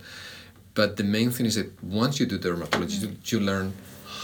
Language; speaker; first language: English; non-native, fluent; Spanish